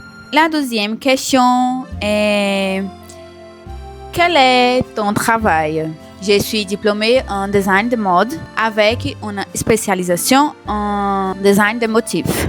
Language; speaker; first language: French; non-native, learner; Portuguese